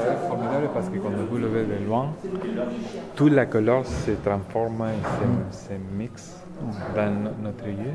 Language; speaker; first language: French; non-native, learner; Spanish